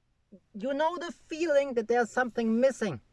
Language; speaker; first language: English; non-native, fluent; German